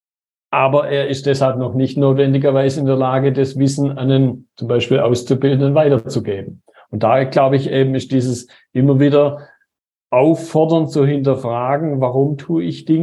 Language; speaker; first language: German; native; German